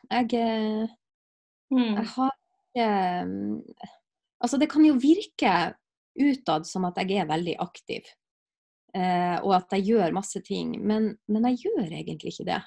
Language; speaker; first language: Norwegian; native; Norwegian